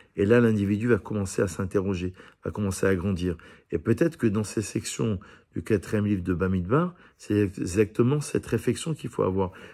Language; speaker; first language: French; native; French